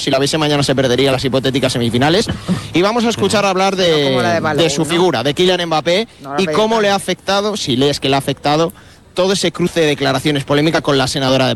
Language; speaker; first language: Spanish; native; Spanish